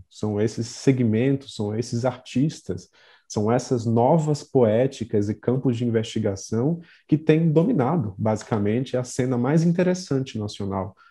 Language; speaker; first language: Portuguese; native; Portuguese